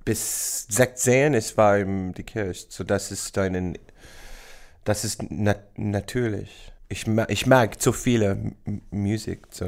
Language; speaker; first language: German; non-native, learner; English